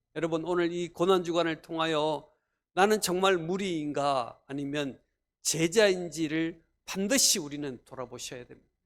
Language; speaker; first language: Korean; native; Korean